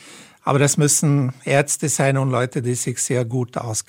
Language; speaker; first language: German; native; German